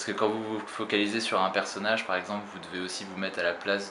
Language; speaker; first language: French; native; French